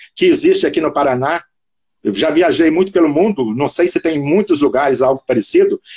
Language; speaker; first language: Portuguese; native; Portuguese